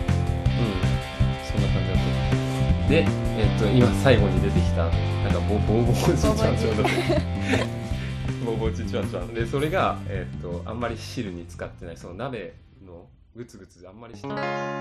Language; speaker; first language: Japanese; native; Japanese